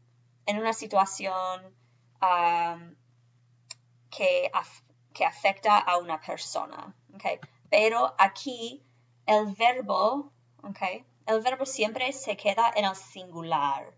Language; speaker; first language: Spanish; non-native, fluent; English